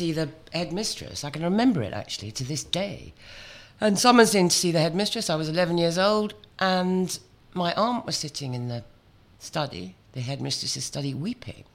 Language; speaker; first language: English; native; English